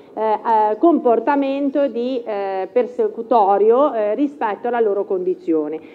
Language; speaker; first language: Italian; native; Italian